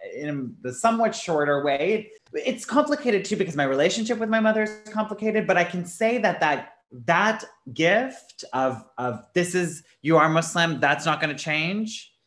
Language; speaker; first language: English; early bilingual, other home language; Urdu